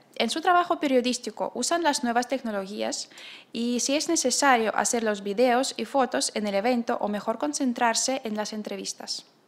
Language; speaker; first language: Spanish; non-native, fluent; Russian